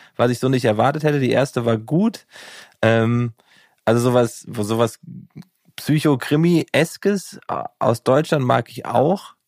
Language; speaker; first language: German; native; German